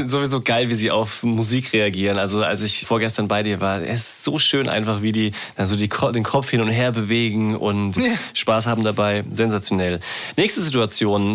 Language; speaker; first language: German; native; German